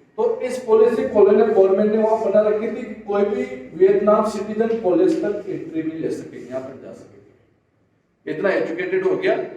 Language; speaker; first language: Hindi; native; Hindi